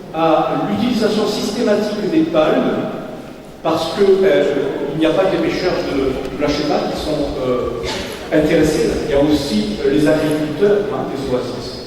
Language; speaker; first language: French; native; French